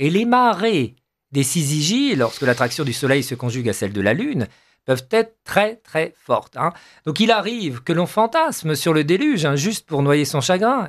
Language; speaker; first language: French; native; French